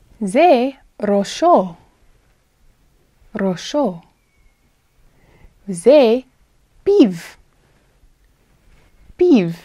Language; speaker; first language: Hebrew; non-native, fluent; English